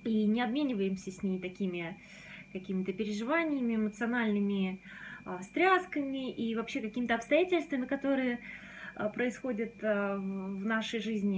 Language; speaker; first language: Russian; native; Russian